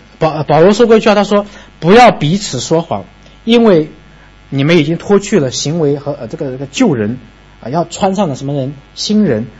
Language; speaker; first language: Chinese; native; Chinese